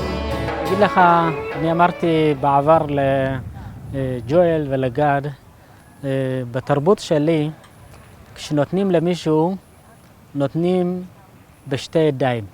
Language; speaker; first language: Hebrew; native; Hebrew